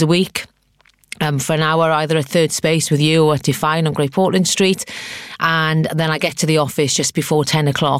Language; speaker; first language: English; native; English